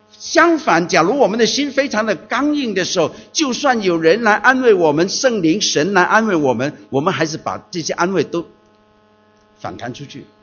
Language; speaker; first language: Chinese; non-native, local second language; Cantonese